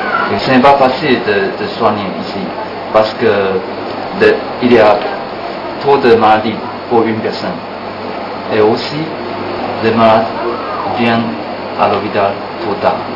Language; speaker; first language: French; non-native, learner; Chinese